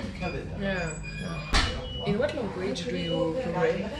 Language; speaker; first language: English; non-native, fluent; French